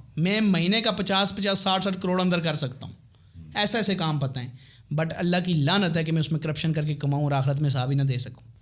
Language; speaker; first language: Urdu; non-native, local second language; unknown